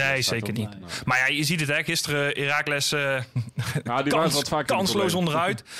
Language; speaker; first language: Dutch; native; Dutch